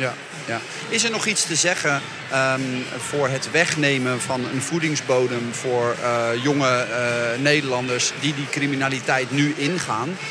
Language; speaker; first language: Dutch; native; Dutch